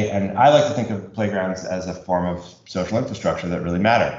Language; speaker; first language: English; native; English